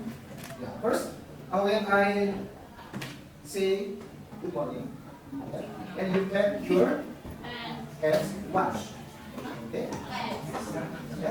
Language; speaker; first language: English; non-native, learner; Indonesian